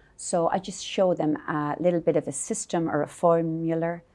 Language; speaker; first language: English; native; English